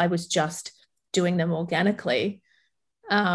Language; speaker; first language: English; early bilingual, other home language; Arabic